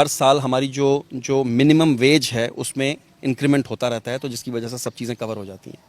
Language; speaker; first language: Urdu; non-native, local second language; Punjabi